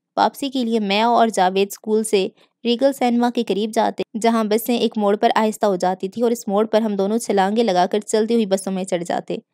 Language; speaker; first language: Urdu; native; Urdu